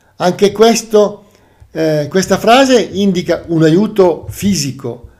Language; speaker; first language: Italian; native; Italian